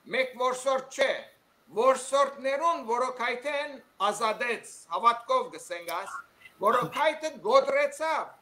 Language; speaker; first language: Armenian; early bilingual, heritage; Armenian